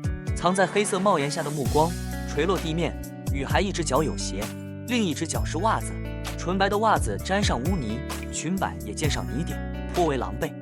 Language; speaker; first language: Chinese; native; Chinese